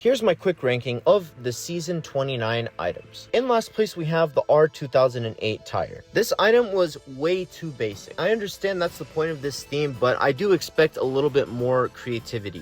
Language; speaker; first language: English; native; English